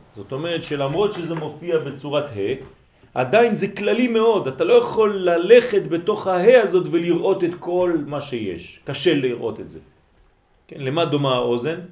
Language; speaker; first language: Hebrew; non-native, fluent; French